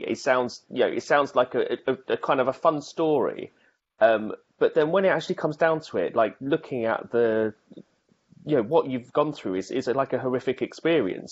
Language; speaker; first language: English; native; English